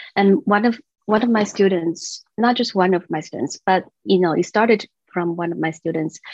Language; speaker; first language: English; non-native, fluent; Chinese